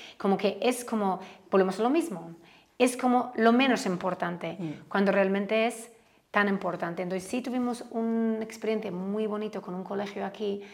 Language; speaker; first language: Spanish; non-native, fluent; English